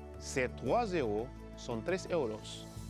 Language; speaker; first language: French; non-native, fluent; Spanish